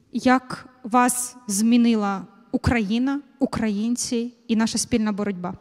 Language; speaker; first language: Ukrainian; native; Ukrainian